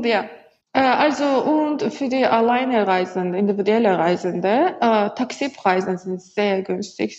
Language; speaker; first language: German; non-native, learner; Azerbaijani